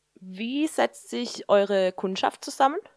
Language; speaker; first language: German; native; German